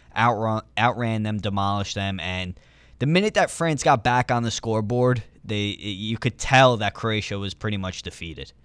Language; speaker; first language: English; early bilingual, other home language; Italian